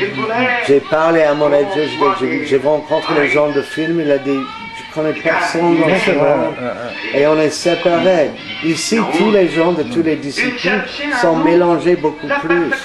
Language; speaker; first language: French; non-native, fluent; English